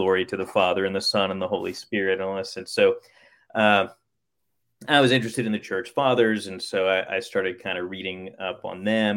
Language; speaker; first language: English; native; English